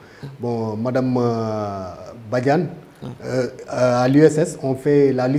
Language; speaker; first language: French; non-native, local second language; Wolof